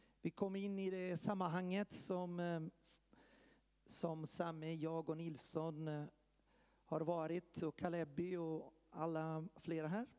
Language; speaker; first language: Swedish; early bilingual, heritage; Swedish